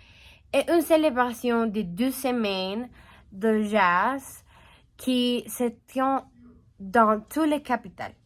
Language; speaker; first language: French; non-native, learner; Spanish